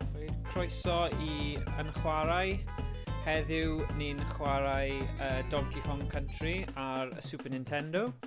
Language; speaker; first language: Welsh; native; Welsh